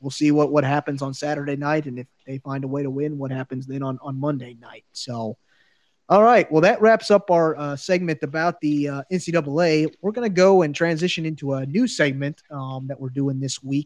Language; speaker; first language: English; native; English